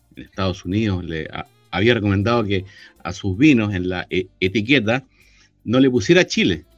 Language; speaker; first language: Spanish; native; Spanish